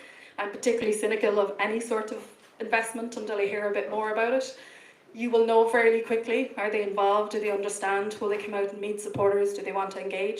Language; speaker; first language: English; native; English